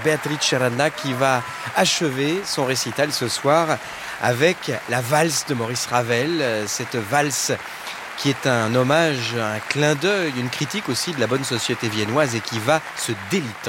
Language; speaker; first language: French; native; French